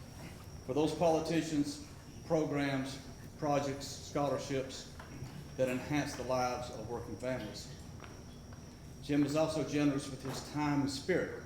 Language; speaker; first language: English; native; English